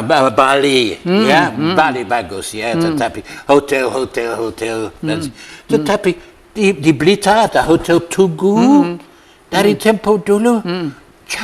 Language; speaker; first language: Indonesian; non-native, learner; English